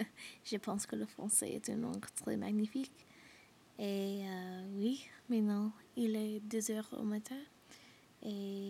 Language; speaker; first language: French; non-native, learner; English